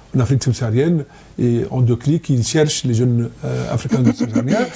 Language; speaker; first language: French; non-native, local second language; Arabic